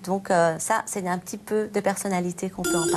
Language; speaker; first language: French; native; French